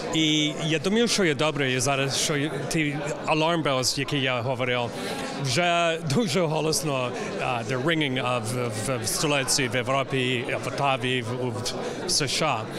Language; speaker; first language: Ukrainian; early bilingual, heritage; English